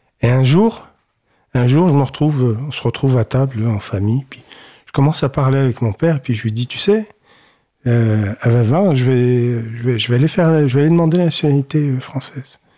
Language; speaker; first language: French; early bilingual, other home language; Kabyle